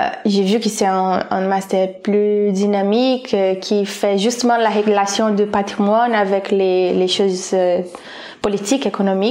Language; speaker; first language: French; non-native, fluent; Portuguese